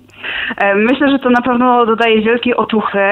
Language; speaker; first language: Polish; native; Polish